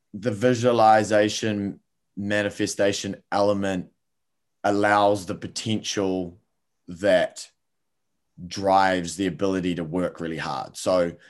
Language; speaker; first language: English; native; English